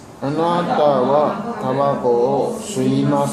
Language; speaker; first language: Japanese; non-native, learner; Chinese